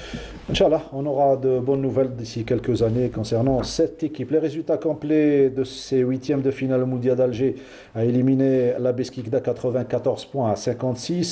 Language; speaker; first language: French; non-native, local second language; Arabic